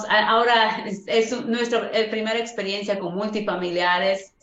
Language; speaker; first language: Spanish; native; Spanish